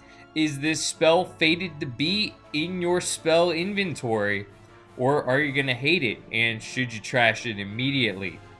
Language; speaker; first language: English; native; English